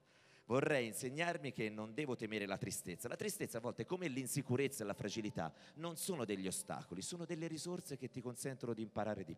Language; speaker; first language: Italian; native; Italian